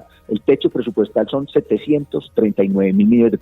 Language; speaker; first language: Spanish; native; Spanish